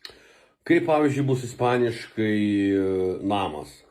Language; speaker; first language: Lithuanian; native; Lithuanian